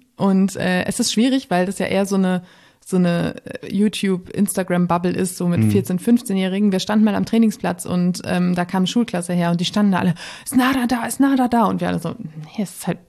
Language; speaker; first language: German; native; German